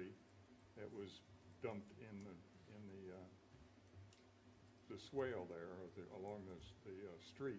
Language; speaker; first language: English; native; English